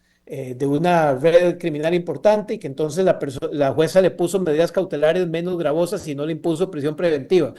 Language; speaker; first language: Spanish; native; Spanish